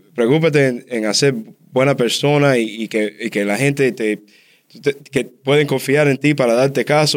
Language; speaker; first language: Spanish; early bilingual, heritage; Spanish